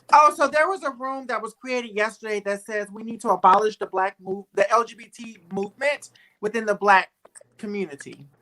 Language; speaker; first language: English; native; English